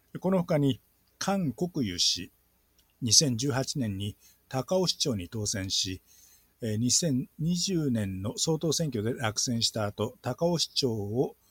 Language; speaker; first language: Japanese; native; Japanese